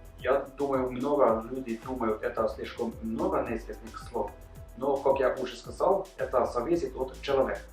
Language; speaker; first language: Russian; non-native, fluent; Norwegian